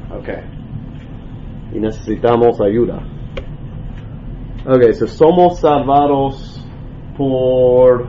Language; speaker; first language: Spanish; non-native, learner; English